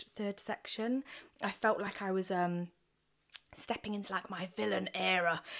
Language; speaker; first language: English; native; English